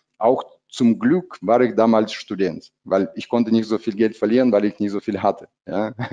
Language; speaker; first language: German; non-native, fluent; Russian